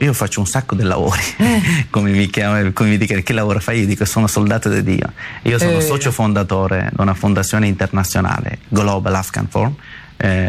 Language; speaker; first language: Italian; non-native, learner; Persian